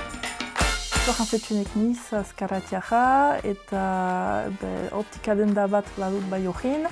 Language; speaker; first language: Basque; non-native, local second language; French